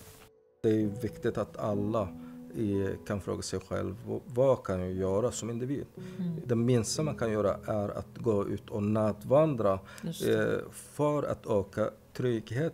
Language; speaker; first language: Swedish; non-native, fluent; Somali